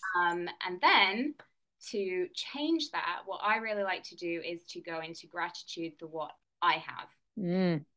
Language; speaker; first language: English; native; English